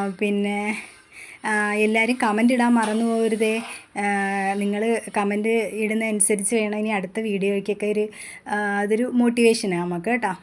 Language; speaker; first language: Malayalam; native; Malayalam